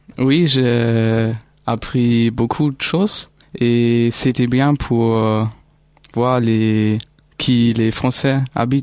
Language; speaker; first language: French; non-native, learner; German